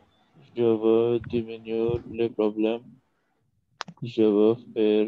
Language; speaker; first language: French; non-native, learner; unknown